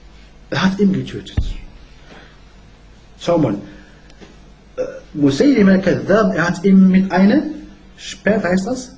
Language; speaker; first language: German; non-native, learner; Arabic